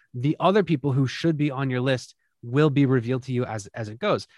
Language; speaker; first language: English; native; English